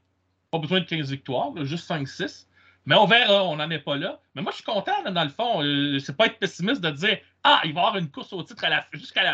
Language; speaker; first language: French; native; French